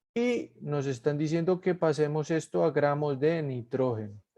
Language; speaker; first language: Spanish; native; Spanish